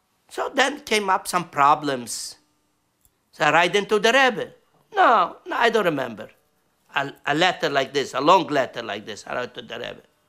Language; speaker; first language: English; non-native, learner; Yiddish